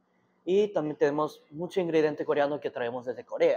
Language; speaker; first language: Spanish; early bilingual, heritage; Korean